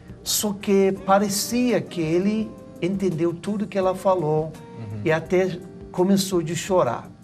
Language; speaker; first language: Portuguese; non-native, learner; English